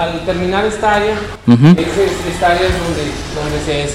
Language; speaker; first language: Spanish; native; Spanish